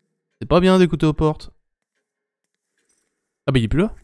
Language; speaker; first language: French; native; French